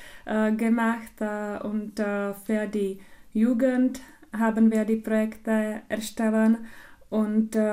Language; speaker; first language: German; non-native, local second language; Czech